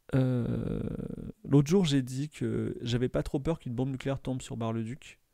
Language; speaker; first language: French; native; French